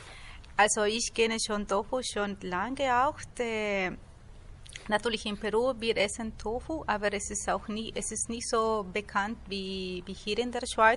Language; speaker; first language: German; non-native, learner; Spanish